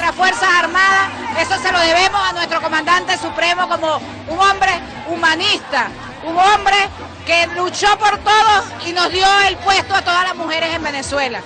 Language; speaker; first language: Spanish; native; Spanish